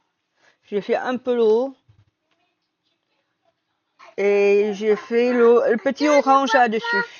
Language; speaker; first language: French; native; French